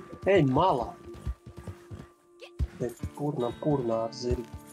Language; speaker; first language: Latvian; native; Latvian